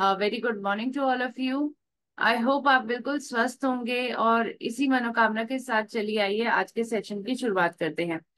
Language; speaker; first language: Hindi; native; Hindi